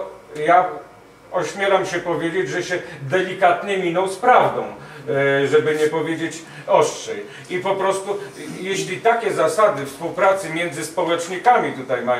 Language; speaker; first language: Polish; native; Polish